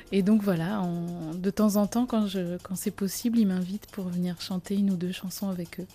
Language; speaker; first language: French; native; French